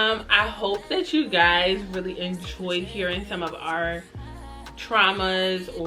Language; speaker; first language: English; native; English